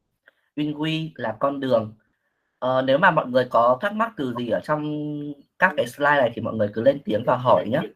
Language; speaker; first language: Vietnamese; native; Vietnamese